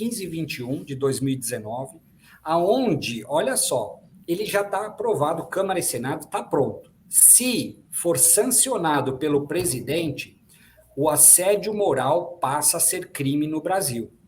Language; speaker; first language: Portuguese; native; Portuguese